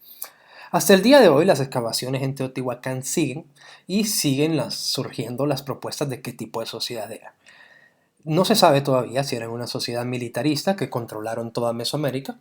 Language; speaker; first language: Spanish; native; Spanish